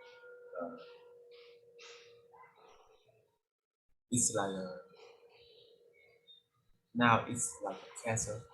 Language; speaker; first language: English; non-native, learner; Vietnamese